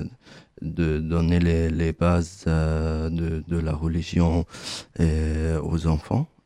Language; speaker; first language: French; non-native, fluent; Arabic